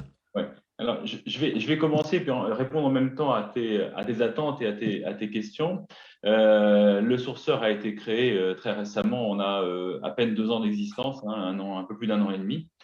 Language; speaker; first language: French; native; French